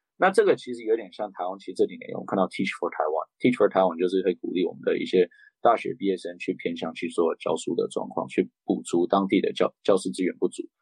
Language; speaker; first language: Chinese; early bilingual, heritage; Chinese